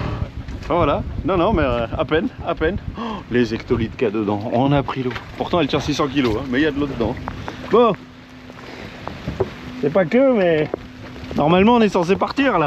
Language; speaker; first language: French; native; French